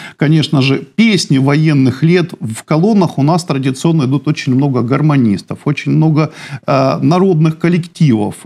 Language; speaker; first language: Russian; native; Russian